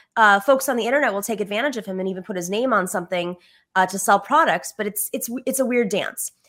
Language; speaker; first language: English; early bilingual, other home language; Greek